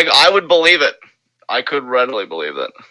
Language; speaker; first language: English; native; English